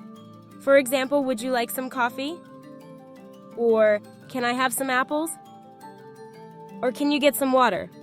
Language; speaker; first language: English; non-native, fluent; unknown